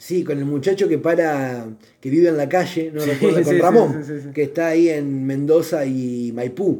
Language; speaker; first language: Spanish; native; Spanish